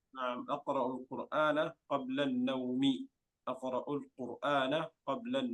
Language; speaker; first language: Arabic; non-native, fluent; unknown